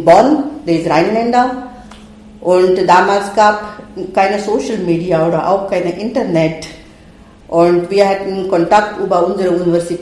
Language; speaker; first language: German; non-native, fluent; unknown